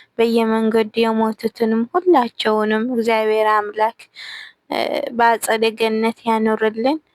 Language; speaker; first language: Amharic; non-native, local second language; Tigrinya